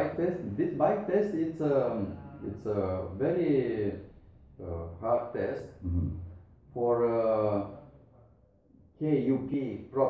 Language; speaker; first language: English; non-native, learner; Romanian